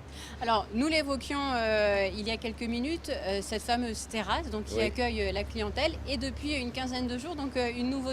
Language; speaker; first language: French; native; French